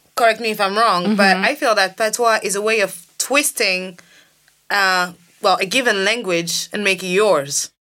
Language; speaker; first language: English; non-native, fluent; French